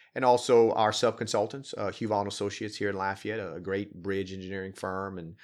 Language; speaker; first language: English; native; English